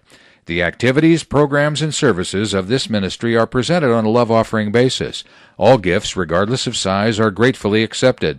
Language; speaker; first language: English; native; English